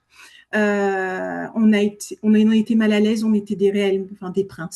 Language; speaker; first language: French; native; French